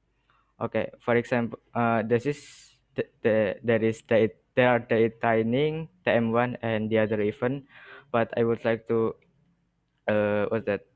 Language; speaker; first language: English; non-native, learner; Indonesian